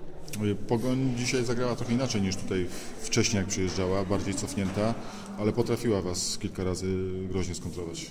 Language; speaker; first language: Polish; native; Polish